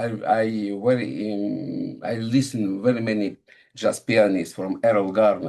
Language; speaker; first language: English; non-native, learner; Russian